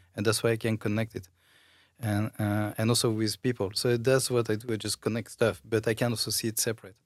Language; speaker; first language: English; non-native, fluent; French